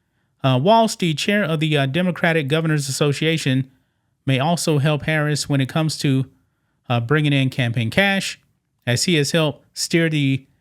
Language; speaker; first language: English; native; English